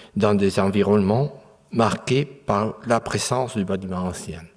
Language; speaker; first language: French; non-native, fluent; Spanish